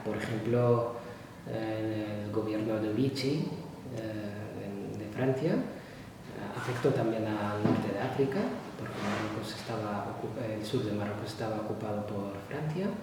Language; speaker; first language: Spanish; non-native, fluent; Arabic